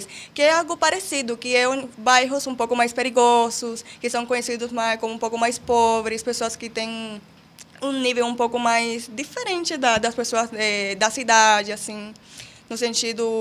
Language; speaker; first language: Portuguese; non-native, fluent; Spanish